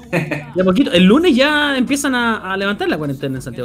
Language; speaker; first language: Spanish; native; Spanish